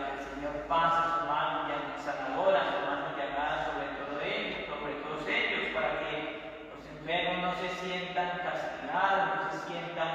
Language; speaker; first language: Spanish; native; Spanish